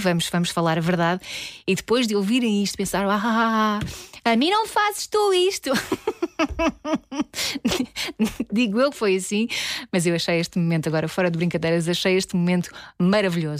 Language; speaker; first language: Portuguese; native; Portuguese